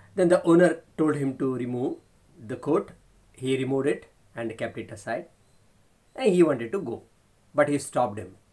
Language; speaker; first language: English; non-native, local second language; Kannada